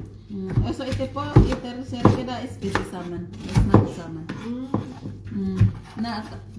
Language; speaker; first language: Norwegian; non-native, learner; Filipino